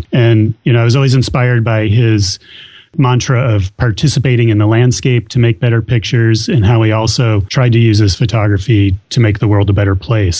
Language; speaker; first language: English; native; English